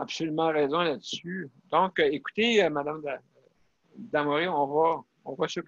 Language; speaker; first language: French; native; French